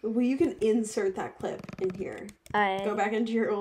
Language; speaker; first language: English; native; English